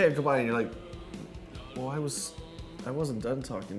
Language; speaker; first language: English; native; English